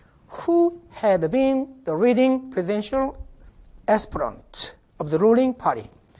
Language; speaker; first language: English; non-native, fluent; Korean